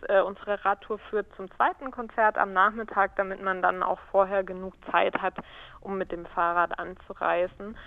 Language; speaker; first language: German; native; German